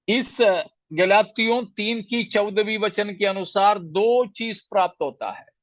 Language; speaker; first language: Hindi; non-native, local second language; Malayalam